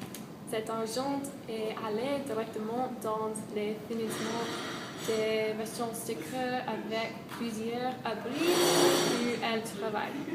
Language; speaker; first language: French; non-native, learner; English